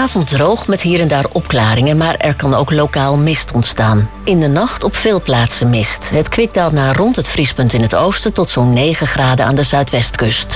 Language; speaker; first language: Dutch; native; Dutch